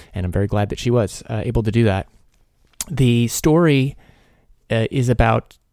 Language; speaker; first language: English; early bilingual, other home language; Hungarian